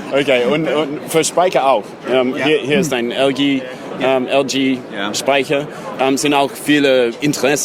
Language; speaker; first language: German; non-native, learner; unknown